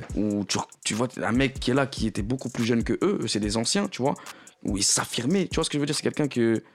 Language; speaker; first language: French; native; French